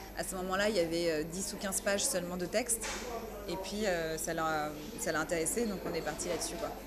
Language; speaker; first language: French; early bilingual, other home language; Persian